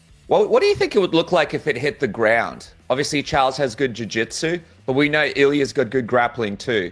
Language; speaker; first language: English; non-native, learner; Spanish